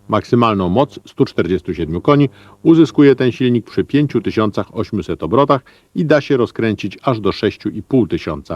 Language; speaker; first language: Polish; native; Polish